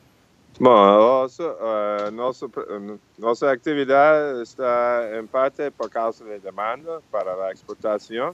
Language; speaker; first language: Portuguese; non-native, fluent; English